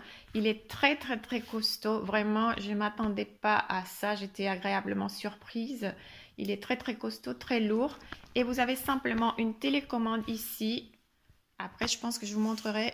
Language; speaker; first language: French; non-native, fluent; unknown